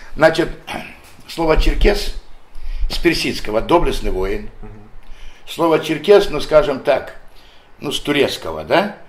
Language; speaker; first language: Russian; non-native, local second language; Adyghe